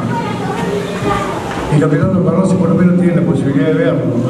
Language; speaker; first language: Spanish; native; Spanish